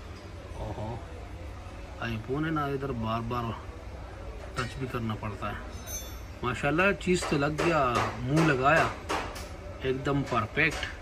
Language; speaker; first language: Hindi; non-native, fluent; Pashto